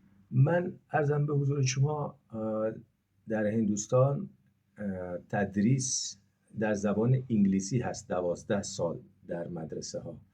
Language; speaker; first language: Persian; non-native, fluent; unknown